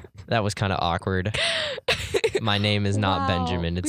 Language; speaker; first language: English; native; English